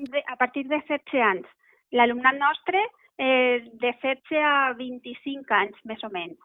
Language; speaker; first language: Catalan; native; Catalan